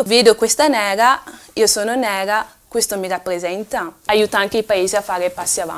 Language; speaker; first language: Italian; early bilingual, other home language; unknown